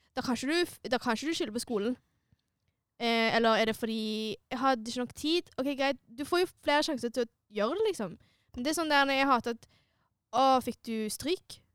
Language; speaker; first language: Norwegian; early bilingual, other home language; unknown